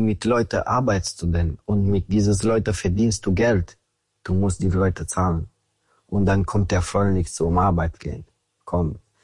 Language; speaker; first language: German; non-native, learner; Romanian